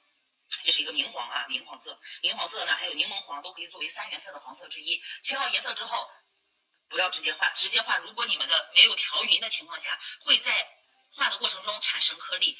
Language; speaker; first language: Chinese; native; Chinese